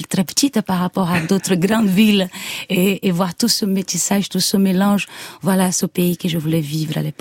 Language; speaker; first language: French; non-native, fluent; Portuguese